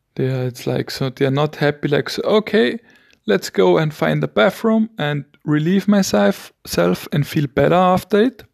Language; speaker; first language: English; non-native, fluent; German